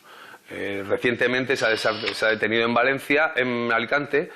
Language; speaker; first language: Spanish; native; Spanish